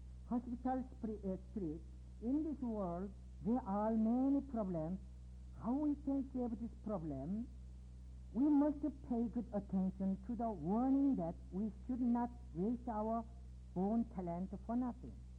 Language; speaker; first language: English; non-native, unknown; Korean